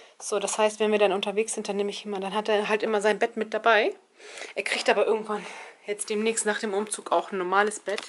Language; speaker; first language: German; early bilingual, other home language; Turkish